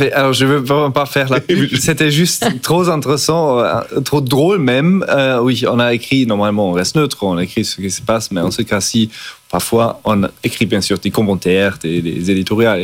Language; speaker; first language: French; non-native, fluent; German